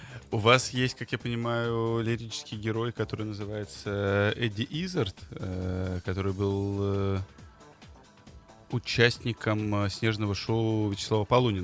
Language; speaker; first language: Russian; native; Russian